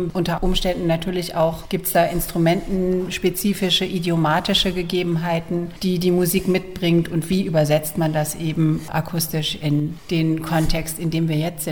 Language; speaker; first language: German; native; German